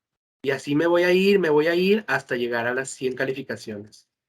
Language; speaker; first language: Spanish; native; Spanish